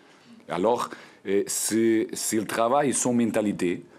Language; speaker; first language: French; non-native, learner; Portuguese